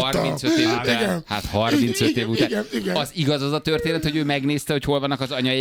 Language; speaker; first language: Hungarian; native; Hungarian